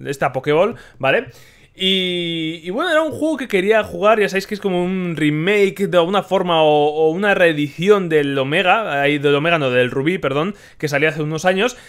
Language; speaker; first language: Spanish; native; Spanish